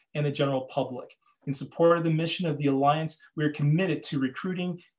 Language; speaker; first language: English; native; English